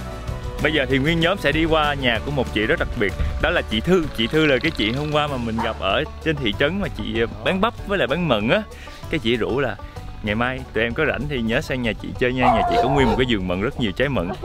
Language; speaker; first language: Vietnamese; native; Vietnamese